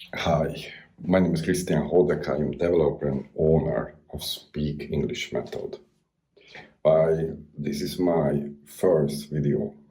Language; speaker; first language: English; non-native, learner; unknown